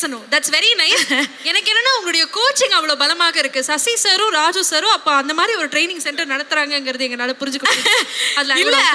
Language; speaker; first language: Tamil; native; Tamil